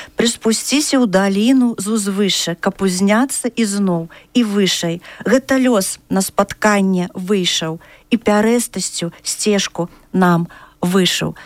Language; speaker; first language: Belarusian; native; Belarusian